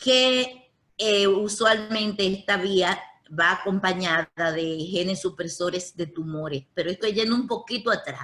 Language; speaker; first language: Spanish; native; Spanish